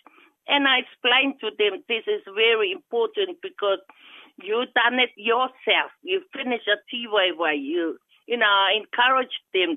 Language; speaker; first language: English; non-native, fluent; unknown